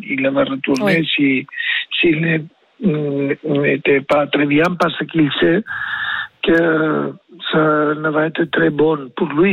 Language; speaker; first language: French; non-native, learner; Spanish